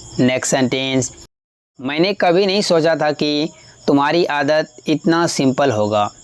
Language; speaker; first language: Hindi; native; Hindi